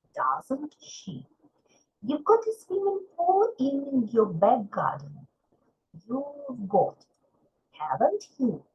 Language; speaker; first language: English; non-native, fluent; Ukrainian